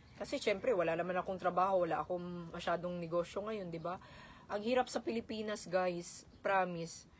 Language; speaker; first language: Filipino; non-native, local second language; Cebuano